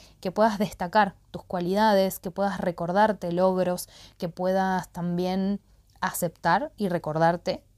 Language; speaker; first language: Spanish; native; Spanish